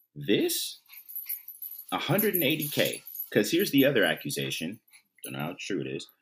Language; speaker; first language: English; native; English